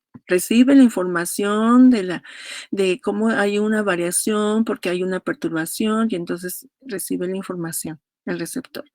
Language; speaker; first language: Spanish; native; Spanish